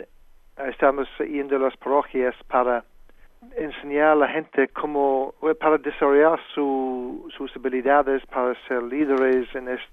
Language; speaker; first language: Spanish; non-native, fluent; English